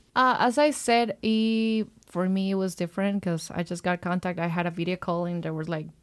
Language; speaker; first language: English; non-native, fluent; Spanish